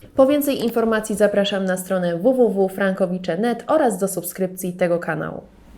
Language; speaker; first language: Polish; native; Polish